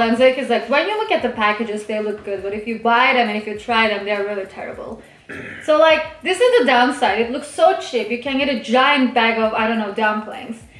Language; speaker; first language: English; non-native, fluent; Turkish